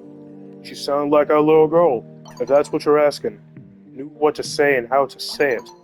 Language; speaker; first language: English; native; English